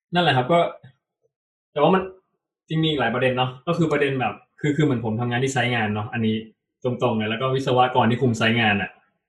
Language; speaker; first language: Thai; native; Thai